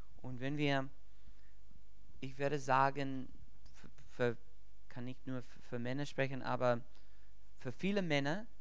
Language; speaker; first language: German; non-native, learner; English